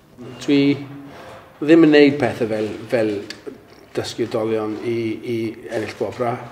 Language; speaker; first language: Welsh; non-native, local second language; English